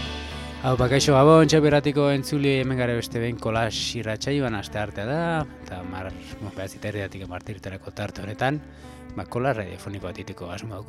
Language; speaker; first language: Basque; native; Basque